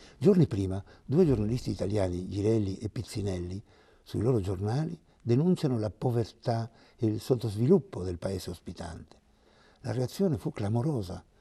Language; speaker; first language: Italian; non-native, fluent; Spanish